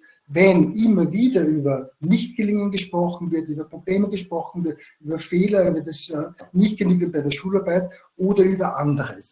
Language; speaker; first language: German; native; German